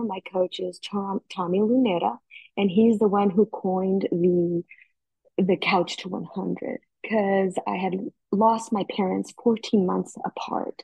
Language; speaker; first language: English; native; English